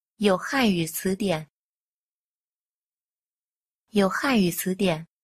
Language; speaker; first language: Chinese; non-native, fluent; Vietnamese